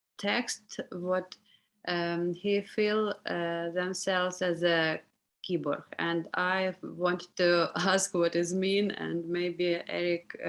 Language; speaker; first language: English; non-native, learner; Ukrainian